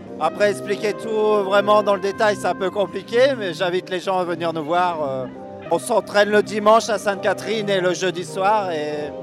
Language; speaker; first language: French; native; French